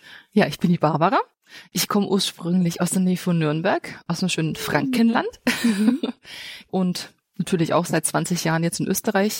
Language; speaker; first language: German; native; German